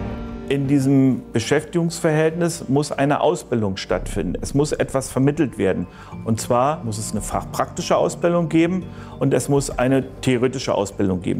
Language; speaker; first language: German; native; German